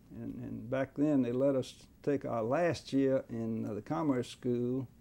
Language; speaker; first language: English; native; English